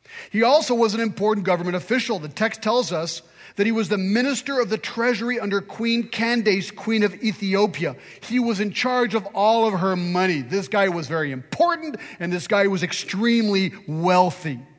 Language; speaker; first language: English; early bilingual, other home language; French